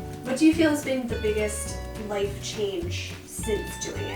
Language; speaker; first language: English; native; English